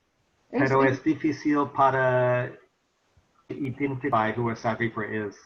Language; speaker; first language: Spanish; non-native, learner; English